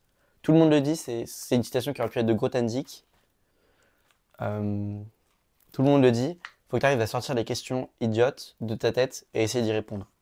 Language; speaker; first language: French; native; French